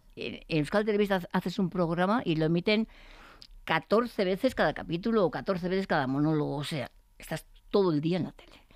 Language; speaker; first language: Spanish; native; Spanish